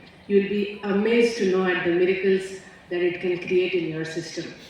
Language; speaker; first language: English; non-native, local second language; Telugu